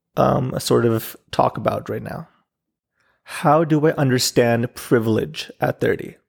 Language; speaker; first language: English; non-native, local second language; Urdu